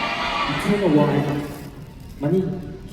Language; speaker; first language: Korean; non-native, fluent; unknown